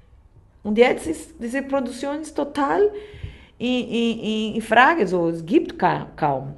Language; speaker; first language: German; non-native, learner; Portuguese